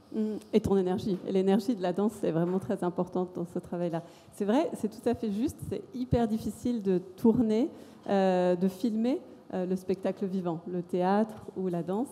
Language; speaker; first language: French; native; French